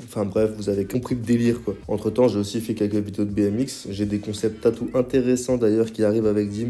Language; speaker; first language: French; native; French